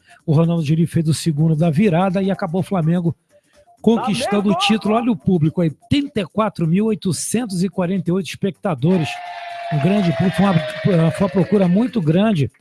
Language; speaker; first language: Portuguese; native; Portuguese